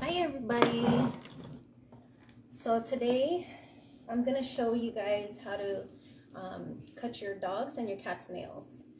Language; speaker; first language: English; native; English